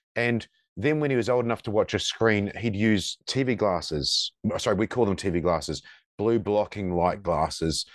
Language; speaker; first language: English; native; English